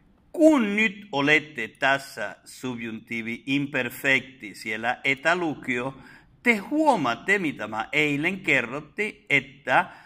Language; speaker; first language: Finnish; non-native, fluent; Spanish